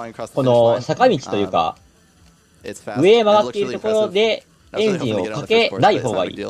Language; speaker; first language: Japanese; native; Japanese